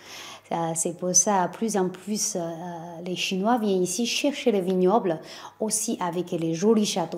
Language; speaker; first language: French; non-native, fluent; Chinese